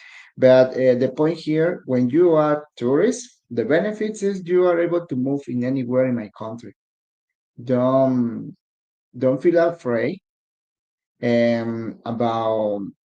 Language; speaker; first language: English; non-native, learner; Spanish